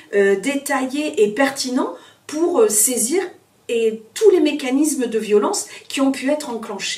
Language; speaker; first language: French; native; French